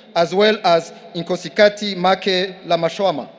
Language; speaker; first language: English; non-native, local second language; Kinyarwanda